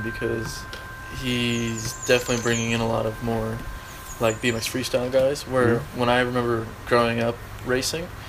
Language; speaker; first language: English; native; English